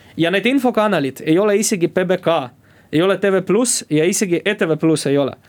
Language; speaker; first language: Estonian; non-native, local second language; Russian